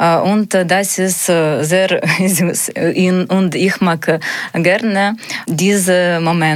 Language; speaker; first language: German; non-native, learner; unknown